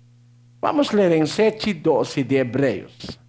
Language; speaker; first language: Portuguese; non-native, learner; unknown